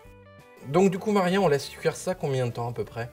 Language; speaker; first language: French; native; French